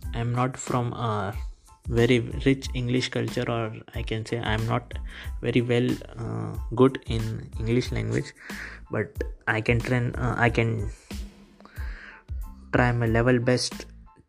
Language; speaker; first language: English; non-native, local second language; Hindi